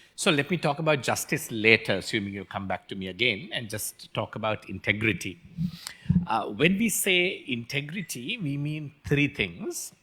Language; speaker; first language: English; non-native, local second language; Sinhala